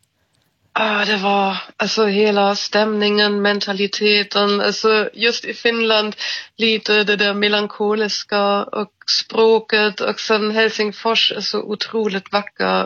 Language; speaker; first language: Swedish; non-native, fluent; German